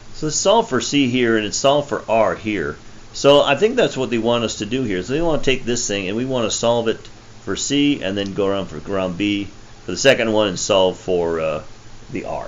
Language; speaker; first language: English; native; English